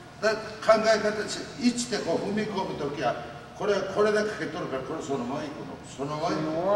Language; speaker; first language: Japanese; native; Japanese